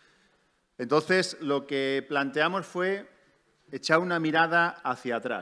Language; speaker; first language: Spanish; native; Spanish